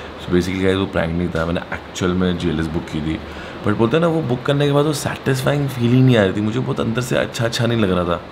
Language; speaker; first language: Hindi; native; Hindi